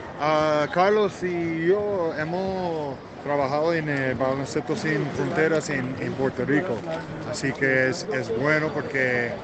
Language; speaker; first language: Spanish; early bilingual, heritage; English